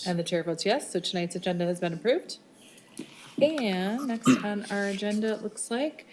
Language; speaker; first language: English; early bilingual, other home language; Arabic